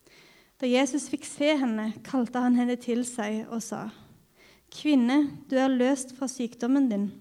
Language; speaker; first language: Norwegian; native; Norwegian